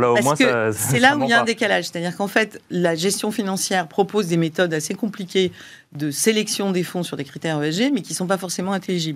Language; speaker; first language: French; native; French